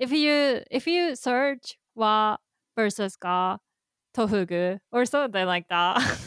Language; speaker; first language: English; non-native, fluent; Japanese